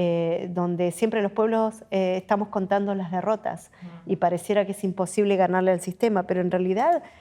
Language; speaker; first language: Spanish; native; Spanish